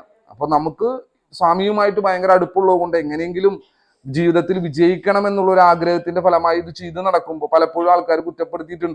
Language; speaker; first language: Malayalam; native; Malayalam